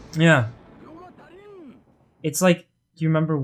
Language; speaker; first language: English; native; English